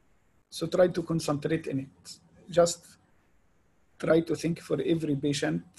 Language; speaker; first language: English; non-native, fluent; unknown